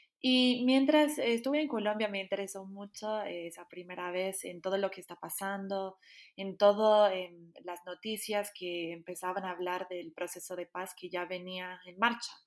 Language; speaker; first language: Spanish; non-native, fluent; English